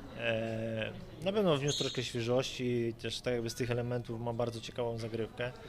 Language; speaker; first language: Polish; native; Polish